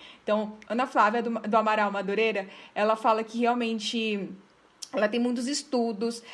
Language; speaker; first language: Portuguese; native; Portuguese